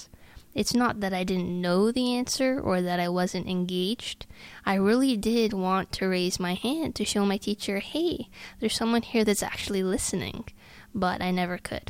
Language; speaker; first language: English; native; English